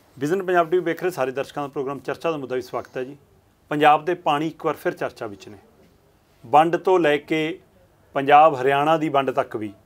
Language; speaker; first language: Punjabi; native; Punjabi